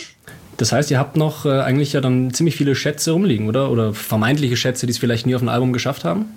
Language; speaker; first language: German; native; German